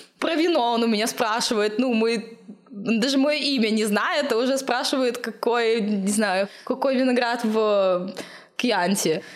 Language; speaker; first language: Russian; native; Russian